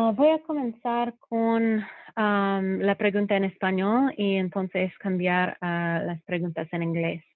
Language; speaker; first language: Spanish; non-native, fluent; English